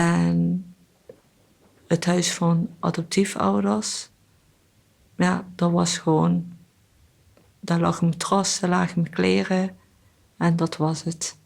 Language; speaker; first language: Dutch; early bilingual, other home language; Korean